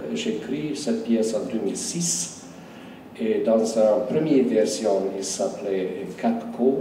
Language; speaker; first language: French; non-native, fluent; Hungarian